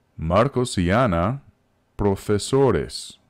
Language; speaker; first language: Spanish; non-native, fluent; English